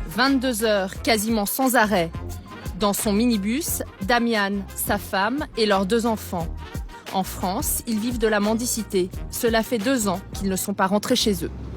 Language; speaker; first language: French; native; French